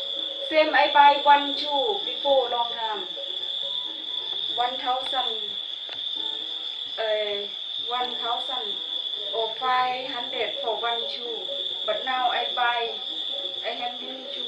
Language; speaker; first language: English; non-native, learner; Thai